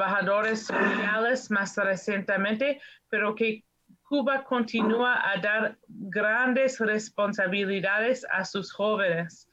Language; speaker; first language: Spanish; non-native, fluent; English